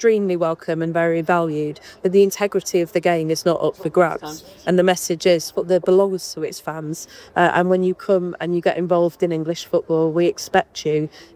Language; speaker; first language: English; native; English